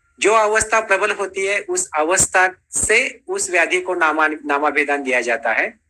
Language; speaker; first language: Hindi; non-native, local second language; Marathi